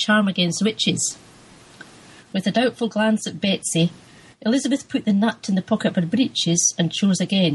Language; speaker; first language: English; native; English